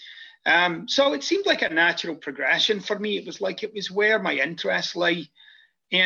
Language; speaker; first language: English; native; English